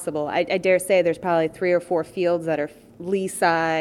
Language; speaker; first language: English; native; English